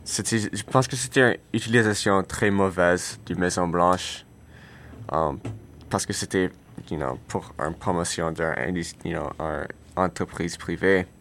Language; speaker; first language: French; non-native, learner; English